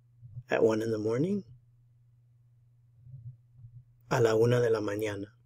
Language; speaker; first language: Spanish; non-native, fluent; English